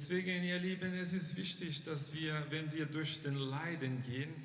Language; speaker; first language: German; non-native, fluent; Portuguese